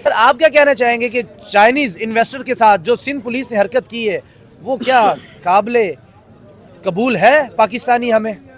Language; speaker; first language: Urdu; native; Urdu